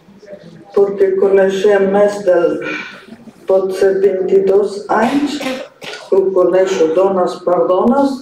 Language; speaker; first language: Catalan; non-native, learner; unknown